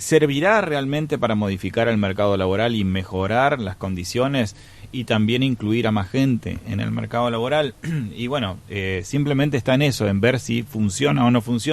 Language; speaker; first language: Spanish; native; Spanish